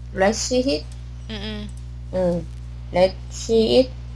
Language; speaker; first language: English; non-native, learner; Korean